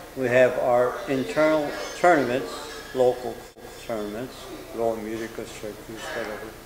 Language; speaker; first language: English; native; English